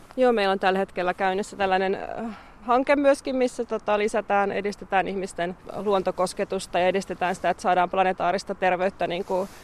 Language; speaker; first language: Finnish; native; Finnish